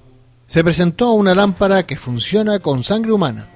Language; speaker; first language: Spanish; native; Spanish